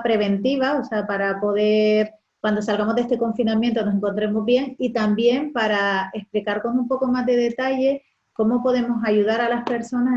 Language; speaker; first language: Spanish; native; Spanish